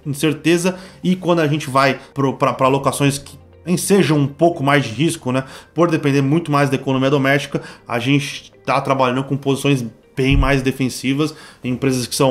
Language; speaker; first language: Portuguese; native; Portuguese